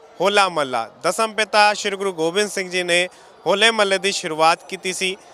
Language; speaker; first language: Punjabi; native; Punjabi